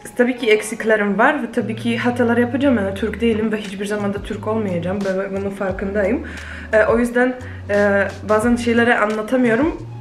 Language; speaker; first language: Turkish; non-native, fluent; Polish